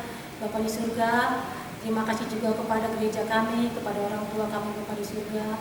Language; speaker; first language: Indonesian; native; Indonesian